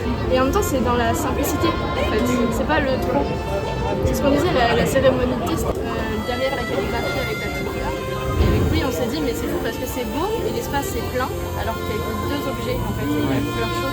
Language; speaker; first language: French; native; French